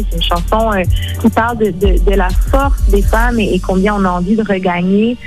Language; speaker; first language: French; native; French